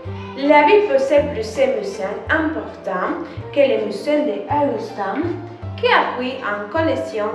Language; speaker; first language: French; non-native, learner; Spanish